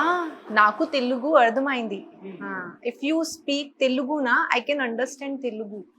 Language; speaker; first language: Telugu; non-native, learner; Hindi